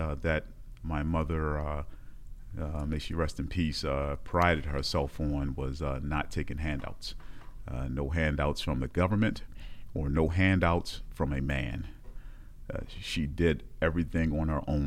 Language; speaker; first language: English; native; English